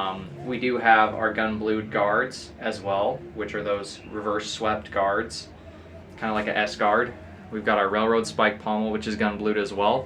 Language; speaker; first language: English; native; English